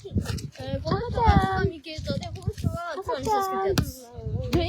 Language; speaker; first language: Japanese; native; Japanese